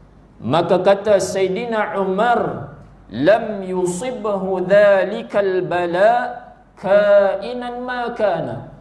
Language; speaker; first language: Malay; native; Malay